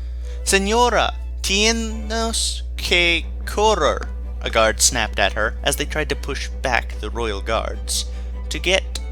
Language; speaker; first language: English; native; English